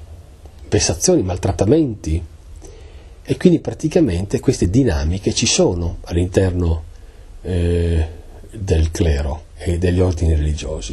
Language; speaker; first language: Italian; native; Italian